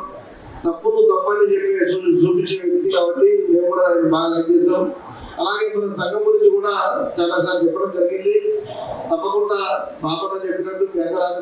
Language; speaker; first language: Telugu; native; Telugu